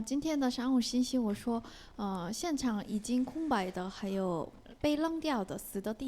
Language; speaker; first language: Chinese; non-native, learner; Korean